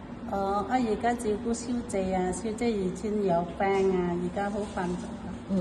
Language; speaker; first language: Cantonese; non-native, fluent; Indonesian